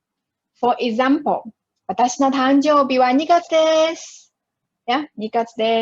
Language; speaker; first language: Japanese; non-native, fluent; Chinese